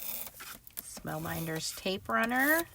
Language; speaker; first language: English; native; English